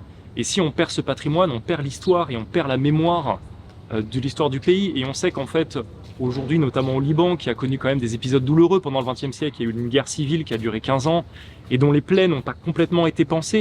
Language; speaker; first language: French; native; French